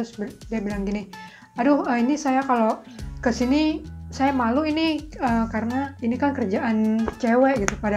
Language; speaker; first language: Indonesian; native; Indonesian